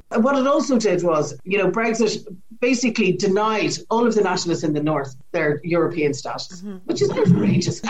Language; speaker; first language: English; native; English